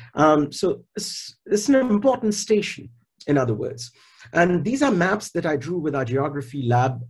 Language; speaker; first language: English; non-native, local second language; Hindi